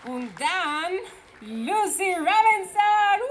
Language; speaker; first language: German; non-native, fluent; Spanish